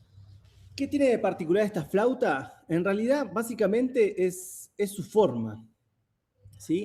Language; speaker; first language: Spanish; native; Spanish